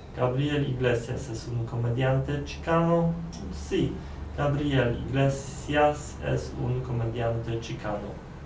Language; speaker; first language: Spanish; non-native, learner; Polish